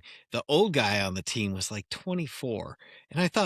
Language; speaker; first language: English; native; English